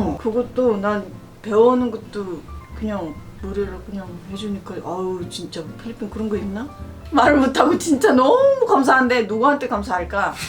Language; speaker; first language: Korean; non-native, fluent; Filipino